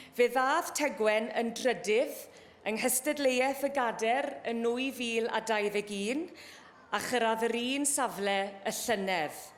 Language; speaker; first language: Welsh; native; Welsh